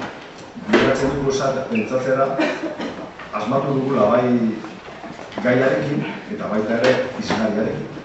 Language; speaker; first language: Basque; native; Basque